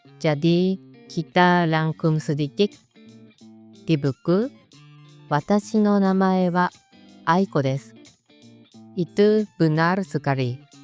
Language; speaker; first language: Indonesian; non-native, fluent; Japanese